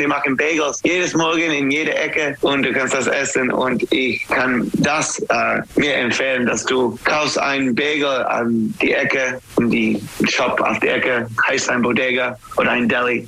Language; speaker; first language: German; non-native, learner; English